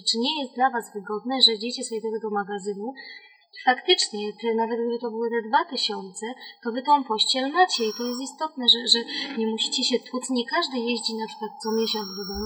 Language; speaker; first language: Polish; native; Polish